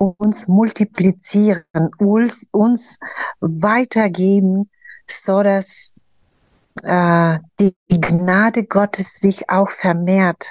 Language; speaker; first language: German; non-native, fluent; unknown